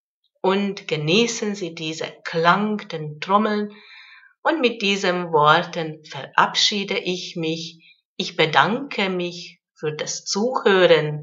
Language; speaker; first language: German; non-native, fluent; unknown